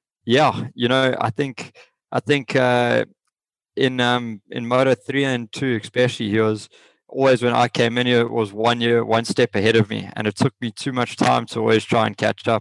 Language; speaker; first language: English; native; English